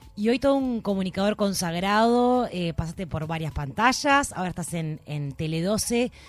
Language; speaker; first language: Spanish; native; Spanish